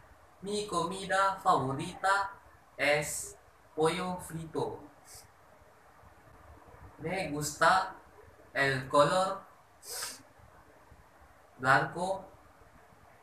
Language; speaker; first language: Spanish; non-native, learner; Malay